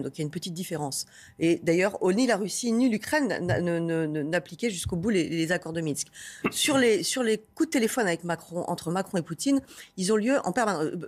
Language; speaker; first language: French; native; French